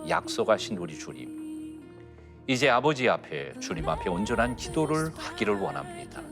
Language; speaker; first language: Korean; native; Korean